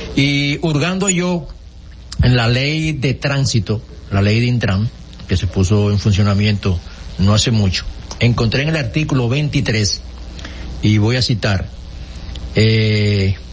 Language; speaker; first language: Spanish; native; Spanish